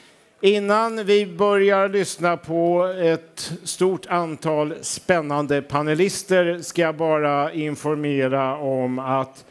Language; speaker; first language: Swedish; native; Swedish